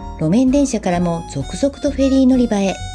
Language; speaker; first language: Japanese; native; Japanese